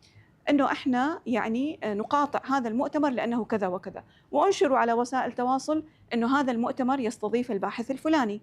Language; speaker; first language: Arabic; native; Arabic